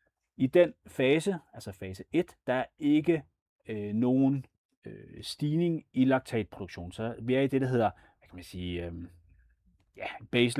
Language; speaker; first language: Danish; native; Danish